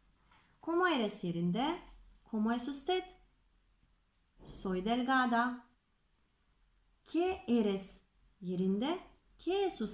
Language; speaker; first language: Spanish; non-native, fluent; Turkish